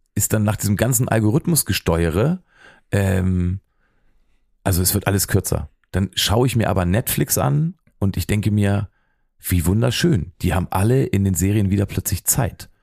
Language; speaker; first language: German; native; German